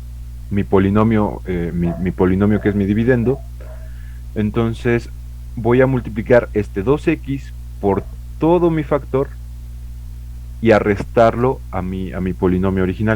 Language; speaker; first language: Spanish; native; Spanish